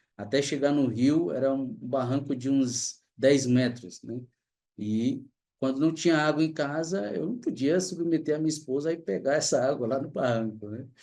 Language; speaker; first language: Portuguese; native; Portuguese